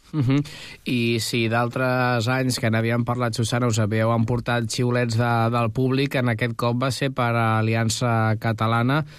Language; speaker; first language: Catalan; native; Catalan